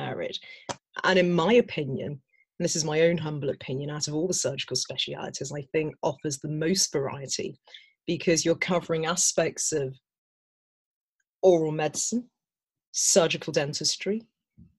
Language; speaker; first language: English; native; English